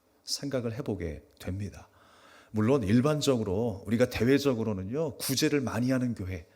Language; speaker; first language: Korean; native; Korean